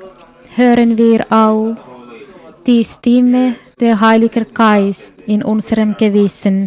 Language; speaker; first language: German; non-native, fluent; Swedish